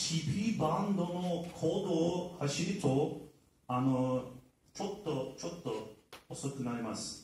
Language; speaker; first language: Japanese; non-native, learner; Turkish